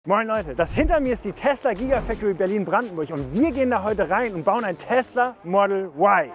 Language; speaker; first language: German; native; German